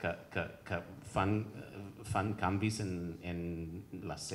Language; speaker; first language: Catalan; non-native, fluent; English